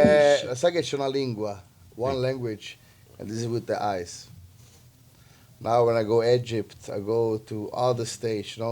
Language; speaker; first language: English; non-native, learner; Italian